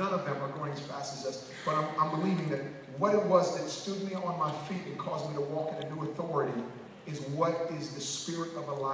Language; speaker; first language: English; native; English